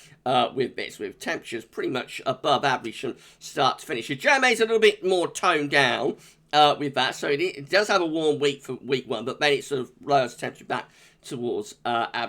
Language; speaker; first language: English; native; English